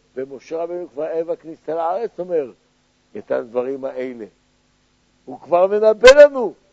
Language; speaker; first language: Hebrew; native; Hebrew